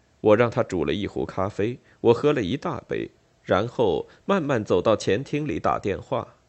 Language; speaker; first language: Chinese; native; Chinese